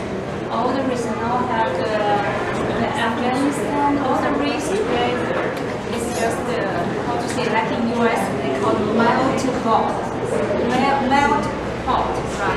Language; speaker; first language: English; non-native, learner; Chinese